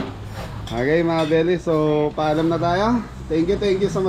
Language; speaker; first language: Filipino; native; Filipino